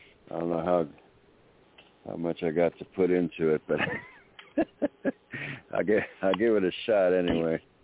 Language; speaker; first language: English; native; English